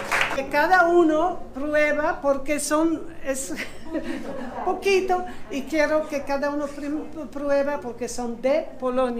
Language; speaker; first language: Spanish; non-native, fluent; Polish